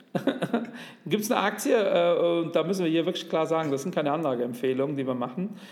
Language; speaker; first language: German; native; German